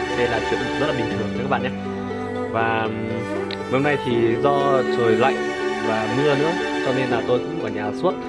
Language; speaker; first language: Vietnamese; non-native, local second language; Iu Mien